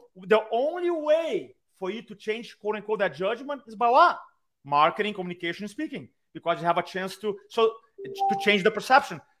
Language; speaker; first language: English; non-native, fluent; Portuguese